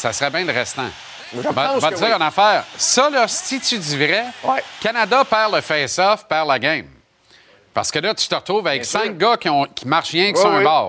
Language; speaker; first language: French; native; French